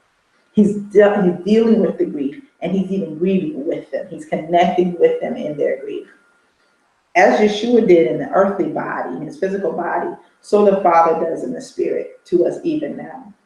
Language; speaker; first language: English; native; English